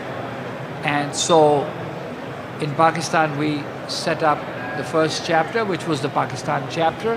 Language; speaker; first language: English; non-native, local second language; Punjabi